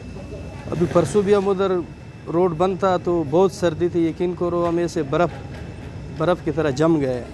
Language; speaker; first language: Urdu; non-native, local second language; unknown